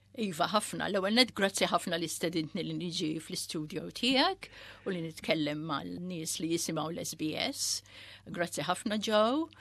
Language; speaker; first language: Maltese; early bilingual, heritage; Maltese